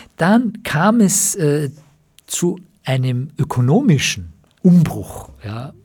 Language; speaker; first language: German; early bilingual, other home language; Persian